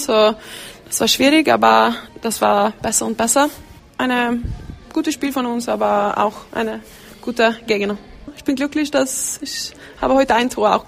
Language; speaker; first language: German; non-native, learner; Swedish